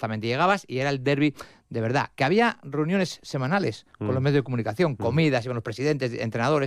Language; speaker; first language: Spanish; native; Spanish